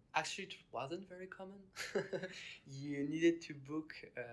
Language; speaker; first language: English; non-native, fluent; French